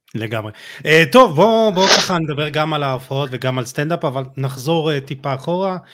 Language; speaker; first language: Hebrew; native; Hebrew